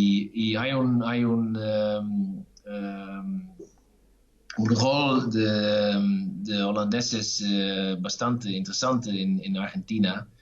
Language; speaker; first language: Spanish; non-native, fluent; Dutch